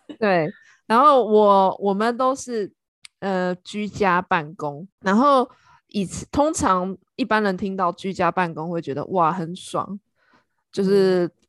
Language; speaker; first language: Chinese; native; Chinese